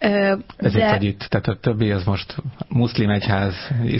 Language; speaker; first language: Hungarian; native; Hungarian